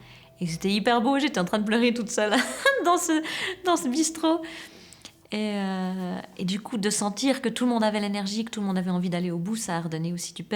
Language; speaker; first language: French; native; French